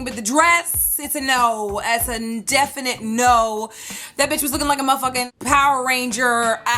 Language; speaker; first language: English; native; English